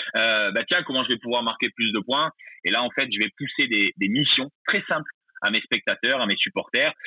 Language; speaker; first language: French; native; French